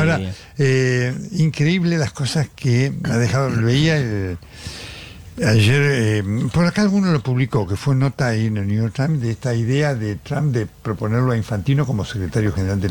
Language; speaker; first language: Spanish; native; Spanish